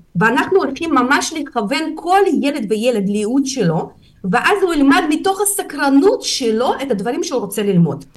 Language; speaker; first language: Hebrew; non-native, fluent; Russian